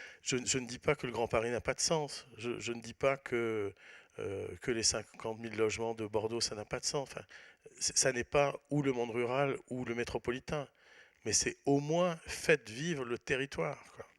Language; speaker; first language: French; native; French